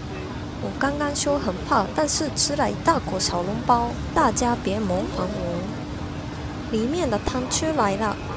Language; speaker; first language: Chinese; non-native, learner; Japanese